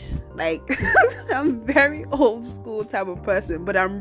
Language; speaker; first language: English; non-native, local second language; Igbo